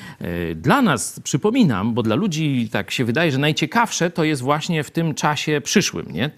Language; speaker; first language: Polish; native; Polish